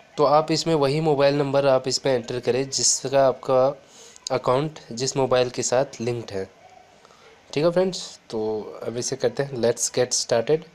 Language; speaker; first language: Hindi; native; Hindi